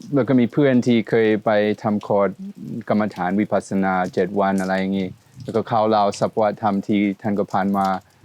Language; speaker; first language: Thai; non-native, fluent; Swedish